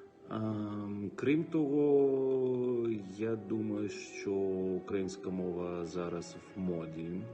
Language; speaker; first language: Ukrainian; non-native, learner; Greek